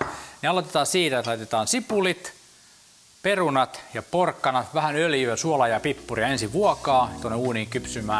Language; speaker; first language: Finnish; native; Finnish